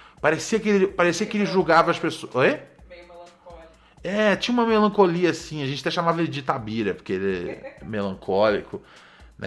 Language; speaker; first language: Portuguese; native; Portuguese